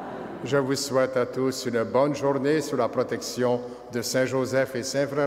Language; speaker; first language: French; native; French